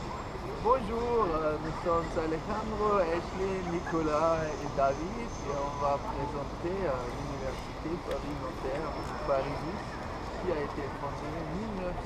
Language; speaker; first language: French; non-native, learner; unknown